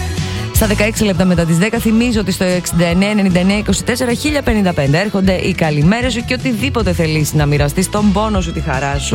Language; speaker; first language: Greek; native; Greek